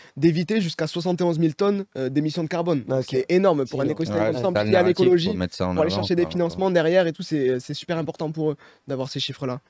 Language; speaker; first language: French; native; French